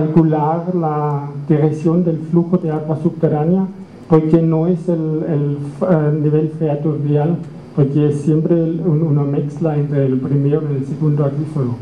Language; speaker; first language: Spanish; non-native, fluent; German